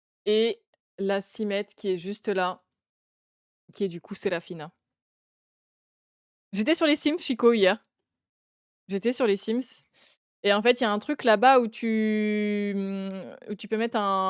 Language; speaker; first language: French; native; French